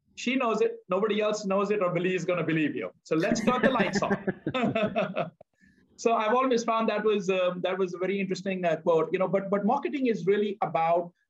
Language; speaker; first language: English; non-native, local second language; Punjabi